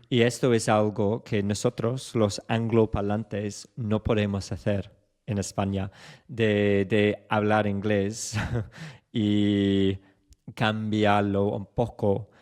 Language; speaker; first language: Spanish; non-native, fluent; English